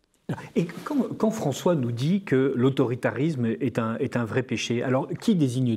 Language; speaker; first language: French; native; French